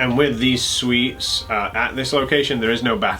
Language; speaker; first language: English; native; English